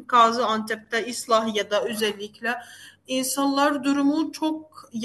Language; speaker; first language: Turkish; non-native, fluent; Arabic